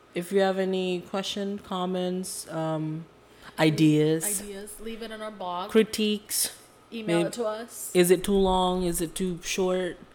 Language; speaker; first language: English; non-native, fluent; Indonesian